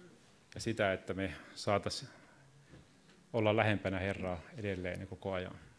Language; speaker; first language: Finnish; native; Finnish